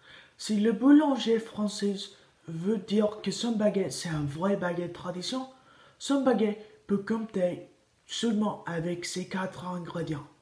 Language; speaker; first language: French; non-native, learner; Spanish